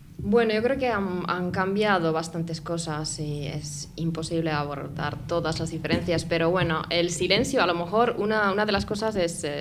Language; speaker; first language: Spanish; non-native, fluent; Finnish